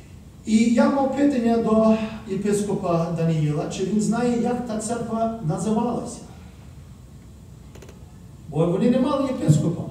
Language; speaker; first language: Ukrainian; early bilingual, heritage; Ukrainian